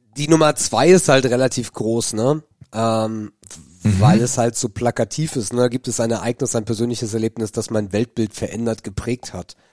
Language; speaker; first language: German; native; German